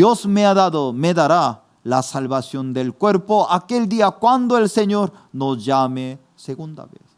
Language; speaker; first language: Spanish; non-native, fluent; Korean